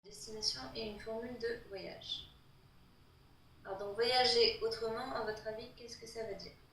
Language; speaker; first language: French; non-native, fluent; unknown